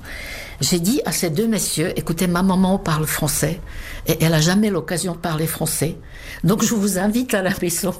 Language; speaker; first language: French; non-native, fluent; Czech